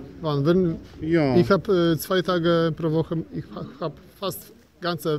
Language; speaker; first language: German; non-native, learner; Polish